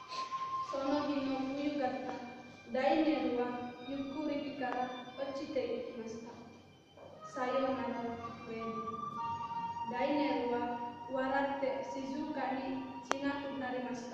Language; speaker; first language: Japanese; non-native, learner; Indonesian